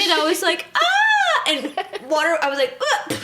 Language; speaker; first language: English; native; English